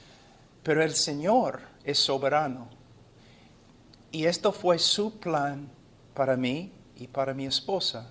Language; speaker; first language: Spanish; non-native, fluent; English